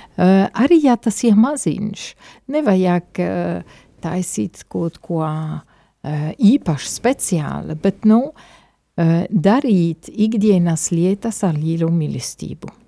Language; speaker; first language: Latvian; non-native, fluent; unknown